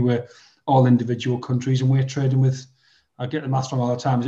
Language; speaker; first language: English; native; English